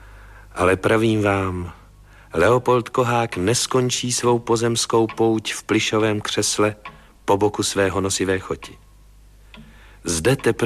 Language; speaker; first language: Czech; native; Czech